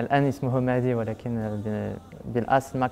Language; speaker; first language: Arabic; non-native, learner; French